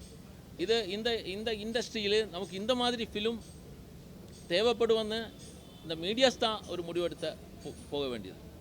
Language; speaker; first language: Tamil; non-native, learner; Malayalam